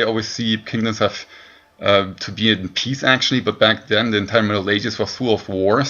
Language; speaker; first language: English; non-native, fluent; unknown